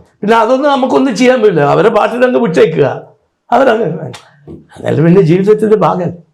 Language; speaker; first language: Malayalam; native; Malayalam